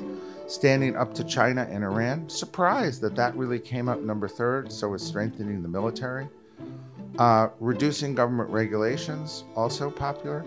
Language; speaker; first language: English; native; English